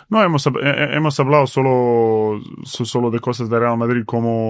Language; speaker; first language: Spanish; non-native, fluent; Bosnian